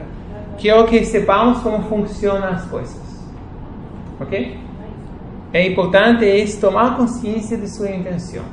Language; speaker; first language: Portuguese; non-native, fluent; Spanish